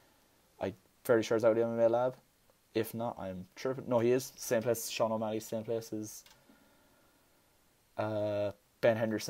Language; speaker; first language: English; native; English